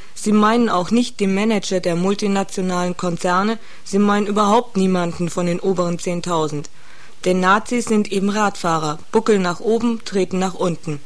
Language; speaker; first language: German; native; German